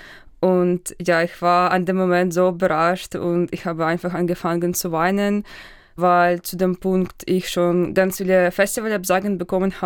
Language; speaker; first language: German; non-native, fluent; Russian